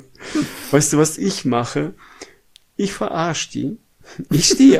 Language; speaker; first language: German; non-native, fluent; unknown